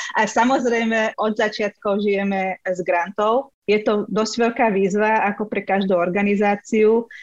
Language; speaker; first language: Slovak; non-native, local second language; Hungarian